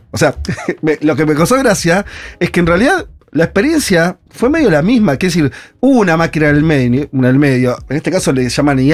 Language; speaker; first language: Spanish; native; Spanish